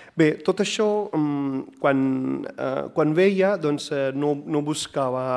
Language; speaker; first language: Catalan; non-native, fluent; Punjabi